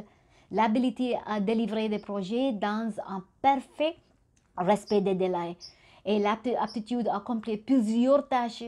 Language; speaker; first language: French; non-native, fluent; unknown